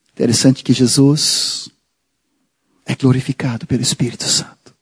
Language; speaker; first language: Portuguese; non-native, fluent; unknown